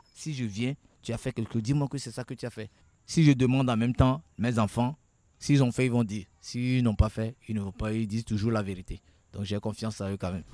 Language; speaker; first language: French; non-native, local second language; Ewe